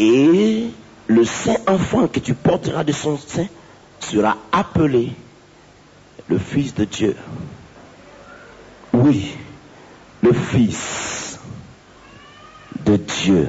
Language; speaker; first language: French; native; French